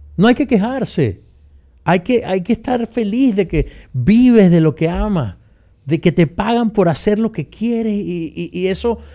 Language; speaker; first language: Spanish; native; Spanish